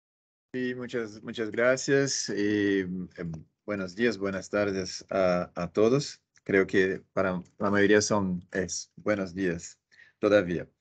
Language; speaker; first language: Spanish; non-native, fluent; Portuguese